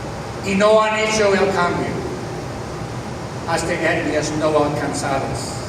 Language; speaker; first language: Spanish; non-native, fluent; English